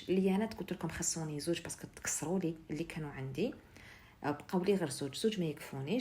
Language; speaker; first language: Arabic; native; Arabic